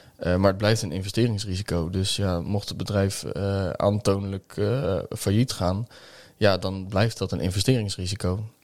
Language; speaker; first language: Dutch; native; Dutch